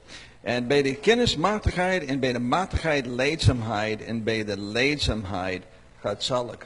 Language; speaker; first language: Dutch; non-native, learner; English